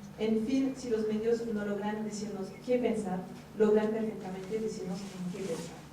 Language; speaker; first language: Spanish; non-native, fluent; French